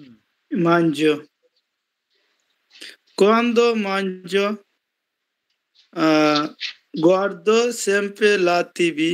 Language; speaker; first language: Italian; non-native, learner; Bangla